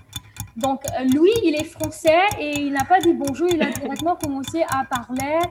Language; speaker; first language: French; non-native, fluent; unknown